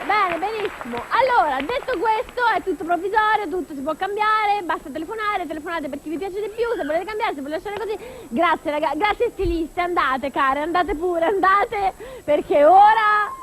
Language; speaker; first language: Italian; native; Italian